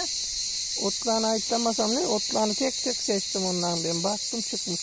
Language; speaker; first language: Turkish; native; Turkish